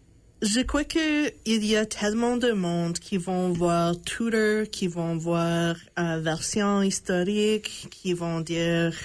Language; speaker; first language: French; non-native, local second language; English